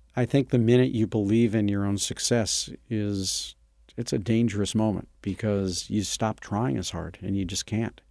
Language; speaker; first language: English; native; English